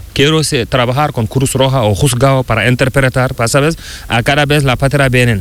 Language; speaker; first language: Spanish; non-native, learner; Fula